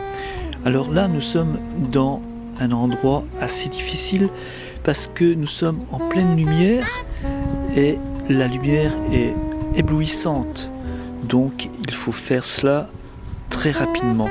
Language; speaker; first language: French; native; French